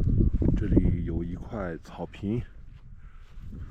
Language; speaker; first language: Chinese; native; Chinese